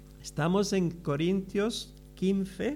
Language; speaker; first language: Spanish; native; Spanish